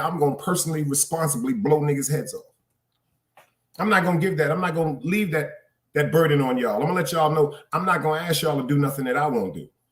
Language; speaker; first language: English; native; English